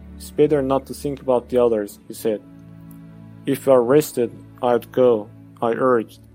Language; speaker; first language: English; non-native, fluent; Azerbaijani